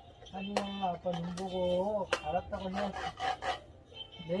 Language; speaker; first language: Korean; native; Korean